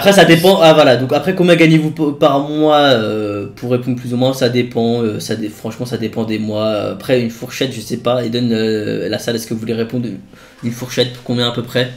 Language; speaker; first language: French; native; French